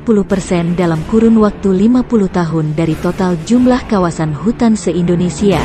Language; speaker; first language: Indonesian; native; Indonesian